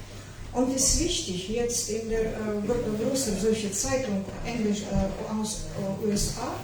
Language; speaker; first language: German; non-native, learner; Ukrainian